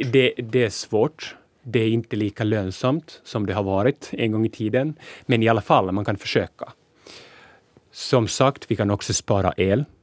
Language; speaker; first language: Swedish; non-native, local second language; Finnish